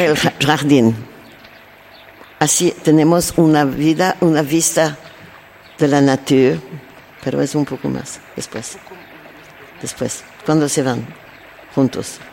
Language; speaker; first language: Spanish; non-native, learner; French